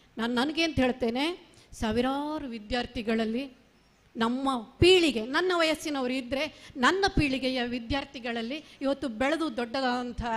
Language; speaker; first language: Kannada; non-native, local second language; Marathi